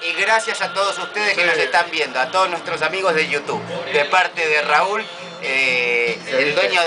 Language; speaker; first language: Spanish; native; Spanish